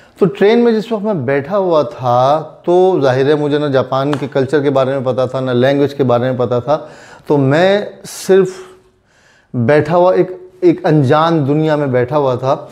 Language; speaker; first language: Urdu; native; Urdu